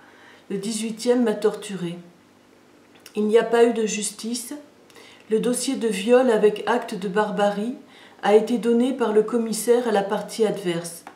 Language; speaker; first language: French; native; French